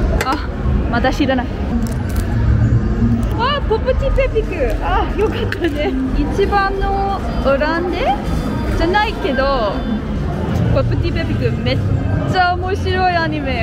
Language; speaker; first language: Japanese; non-native, learner; English